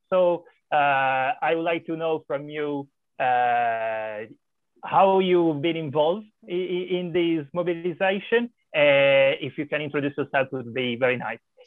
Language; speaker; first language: English; non-native, fluent; Italian